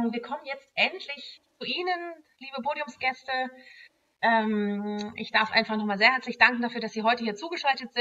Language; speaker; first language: German; native; German